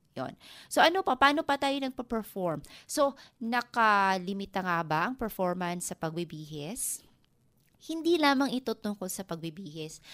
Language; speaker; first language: Filipino; non-native, local second language; Waray